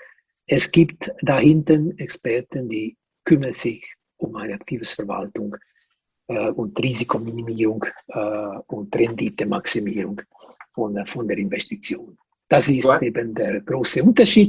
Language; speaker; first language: German; non-native, local second language; Italian